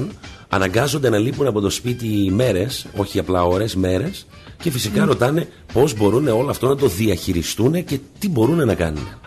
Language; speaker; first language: Greek; native; Greek